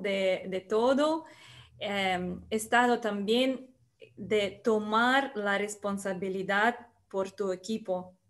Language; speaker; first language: Spanish; non-native, learner; Russian